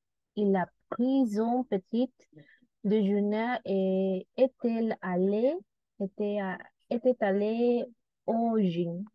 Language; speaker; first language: French; non-native, learner; Spanish